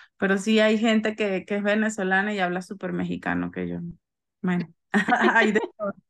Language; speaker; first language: Spanish; native; Spanish